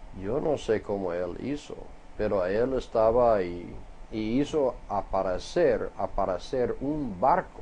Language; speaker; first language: Spanish; non-native, fluent; English